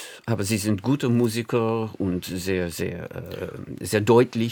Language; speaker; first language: German; non-native, fluent; English